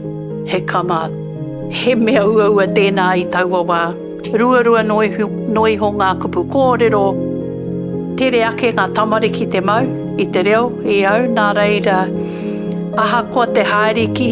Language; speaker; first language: Māori; non-native, local second language; English